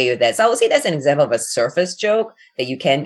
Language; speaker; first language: English; native; English